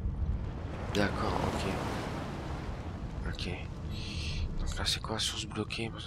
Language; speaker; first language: French; native; French